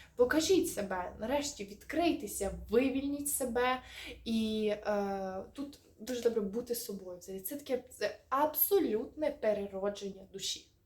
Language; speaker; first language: Ukrainian; non-native, local second language; Russian